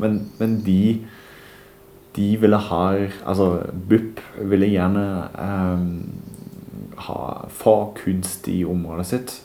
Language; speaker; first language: Norwegian; non-native, fluent; German